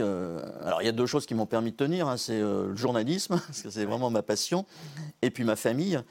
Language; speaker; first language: French; native; French